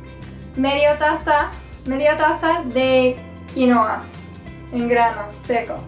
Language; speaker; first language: Spanish; non-native, fluent; English